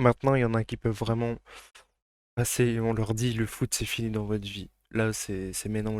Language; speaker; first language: French; native; French